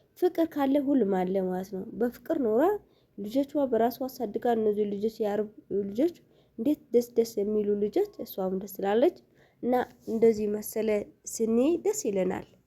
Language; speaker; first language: Amharic; non-native, local second language; Tigrinya